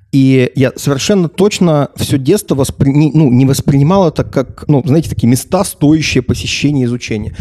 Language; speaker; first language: Russian; native; Russian